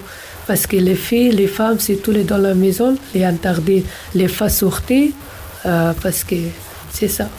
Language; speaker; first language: French; non-native, learner; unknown